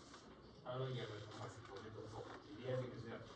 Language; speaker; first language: Spanish; native; Spanish